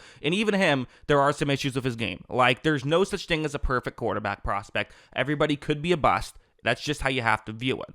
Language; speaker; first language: English; native; English